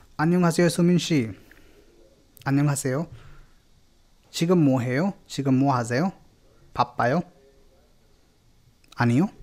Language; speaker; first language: Korean; non-native, fluent; Hindi